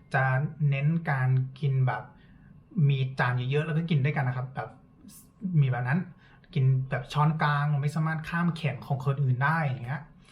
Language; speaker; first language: Thai; non-native, fluent; English